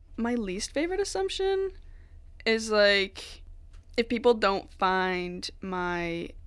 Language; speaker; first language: English; native; English